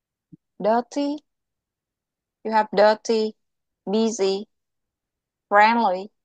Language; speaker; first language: English; non-native, local second language; Vietnamese